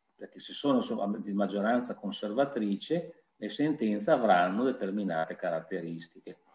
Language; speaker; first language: Italian; native; Italian